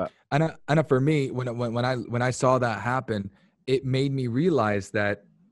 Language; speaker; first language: English; early bilingual, other home language; Arabic